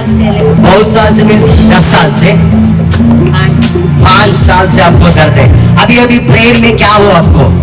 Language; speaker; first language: Hindi; non-native, local second language; Telugu